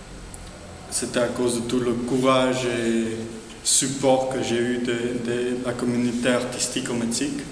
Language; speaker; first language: French; non-native, fluent; Spanish